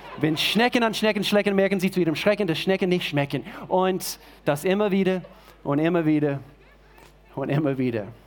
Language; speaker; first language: German; non-native, fluent; English